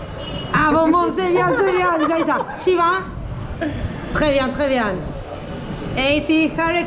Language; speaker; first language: French; non-native, fluent; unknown